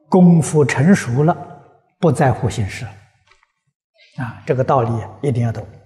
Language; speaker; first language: Chinese; native; Chinese